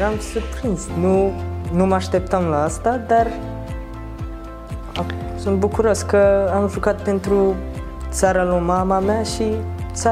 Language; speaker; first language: Romanian; non-native, learner; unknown